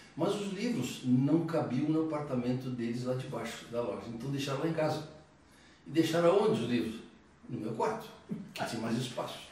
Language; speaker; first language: Portuguese; early bilingual, other home language; Italian